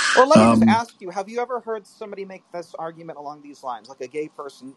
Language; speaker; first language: English; early bilingual, other home language; Filipino